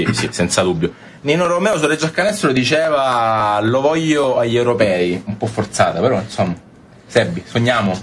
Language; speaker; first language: Italian; native; Italian